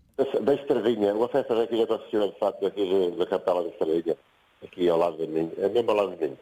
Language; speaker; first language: Portuguese; native; Portuguese